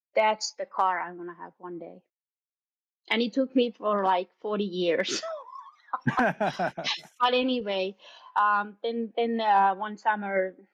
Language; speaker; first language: English; non-native, fluent; Finnish